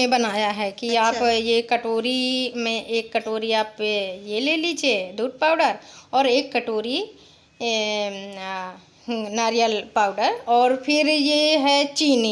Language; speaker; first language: Hindi; native; Hindi